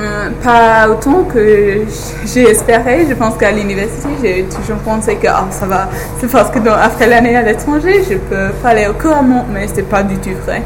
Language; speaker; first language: French; non-native, fluent; English